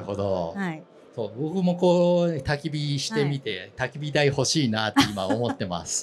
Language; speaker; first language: Japanese; native; Japanese